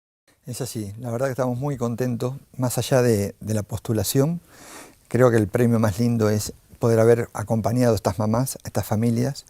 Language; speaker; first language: Spanish; native; Spanish